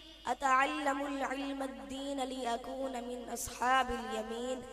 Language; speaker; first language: Arabic; non-native, learner; Urdu